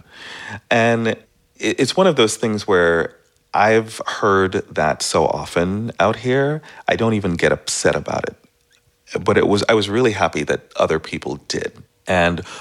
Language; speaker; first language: English; native; English